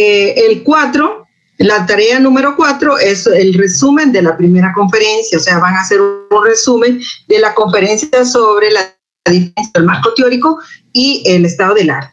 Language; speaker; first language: Spanish; native; Spanish